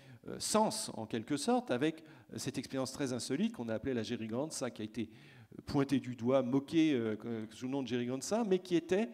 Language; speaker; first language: French; native; French